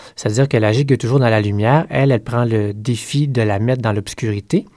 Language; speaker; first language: French; native; French